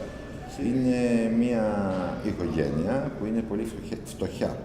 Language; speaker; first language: Greek; non-native, learner; Albanian